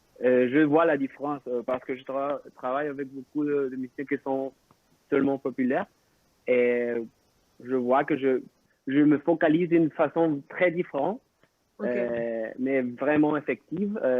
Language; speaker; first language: French; non-native, local second language; Spanish